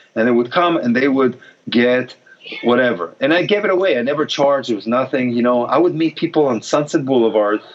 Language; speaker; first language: English; non-native, fluent; Hebrew